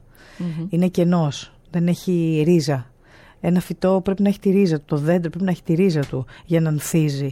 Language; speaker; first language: Greek; native; Greek